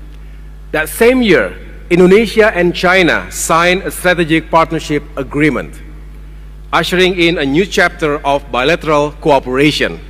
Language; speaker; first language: English; non-native, fluent; Indonesian